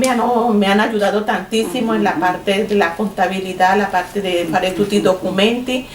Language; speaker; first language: Italian; non-native, learner; Spanish